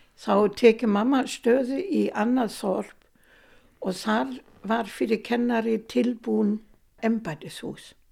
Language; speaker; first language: Icelandic; non-native, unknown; German